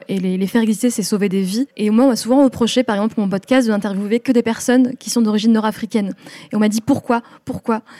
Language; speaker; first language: French; early bilingual, other home language; Arabic